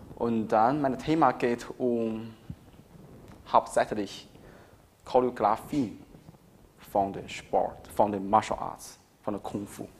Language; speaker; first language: German; non-native, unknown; Chinese